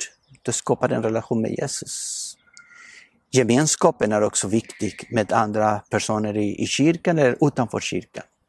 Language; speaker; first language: Swedish; non-native, fluent; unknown